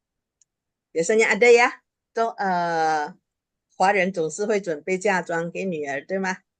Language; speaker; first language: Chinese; non-native, local second language; Hakka Chinese